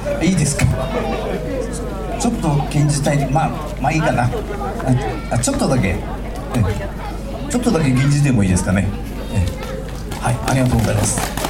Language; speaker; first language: Japanese; native; Japanese